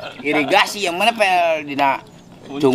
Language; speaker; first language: Indonesian; non-native, local second language; Sundanese